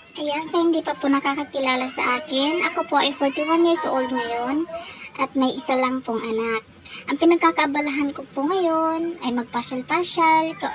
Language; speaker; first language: Filipino; non-native, local second language; Bikol